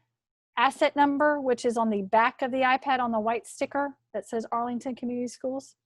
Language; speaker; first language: English; native; English